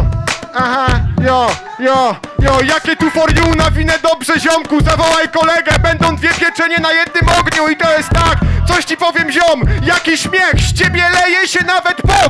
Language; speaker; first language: Polish; native; Polish